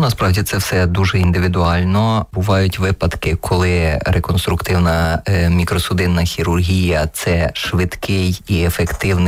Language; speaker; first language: Ukrainian; native; Ukrainian